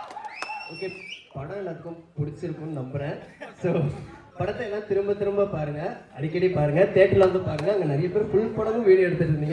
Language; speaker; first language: Tamil; native; Tamil